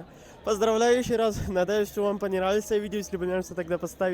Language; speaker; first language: Russian; non-native, learner; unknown